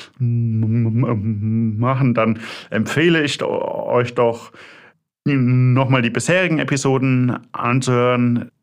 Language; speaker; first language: German; native; German